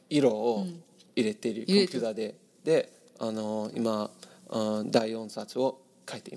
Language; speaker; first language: Japanese; non-native, learner; English